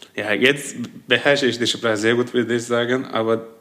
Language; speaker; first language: German; non-native, fluent; Turkish